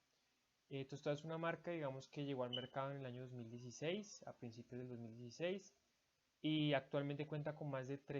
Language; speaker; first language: Spanish; native; Spanish